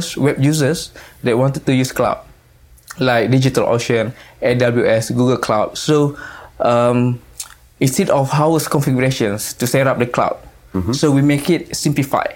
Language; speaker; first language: English; non-native, local second language; Malay